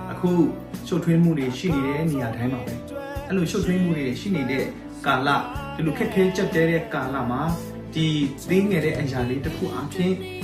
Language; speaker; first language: Burmese; non-native, local second language; S'gaw Karen